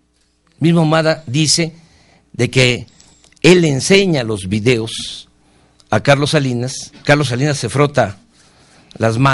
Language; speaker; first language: Spanish; native; Spanish